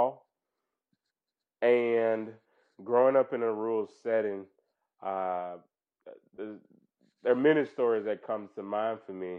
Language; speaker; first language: English; native; English